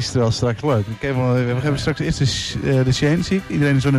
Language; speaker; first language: Dutch; native; Dutch